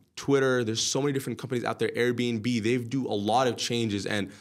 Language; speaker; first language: English; early bilingual, other home language; Arabic